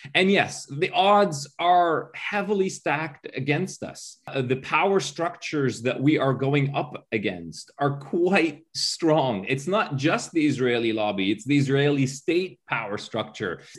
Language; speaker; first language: English; early bilingual, other home language; Arabic